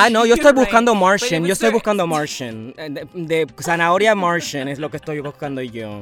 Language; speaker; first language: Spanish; early bilingual, heritage; Spanish